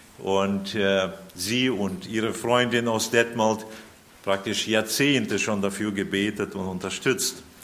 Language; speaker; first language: German; early bilingual, heritage; German